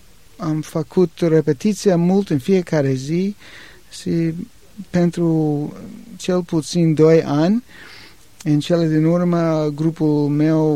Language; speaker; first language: Romanian; non-native, learner; English